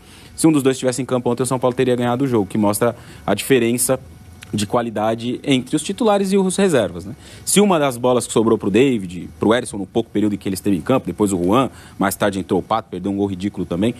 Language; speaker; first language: Portuguese; native; Portuguese